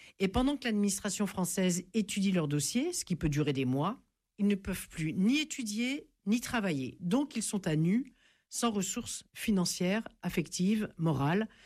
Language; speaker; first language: French; native; French